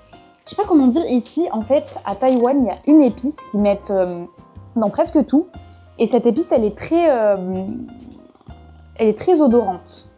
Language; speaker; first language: French; native; French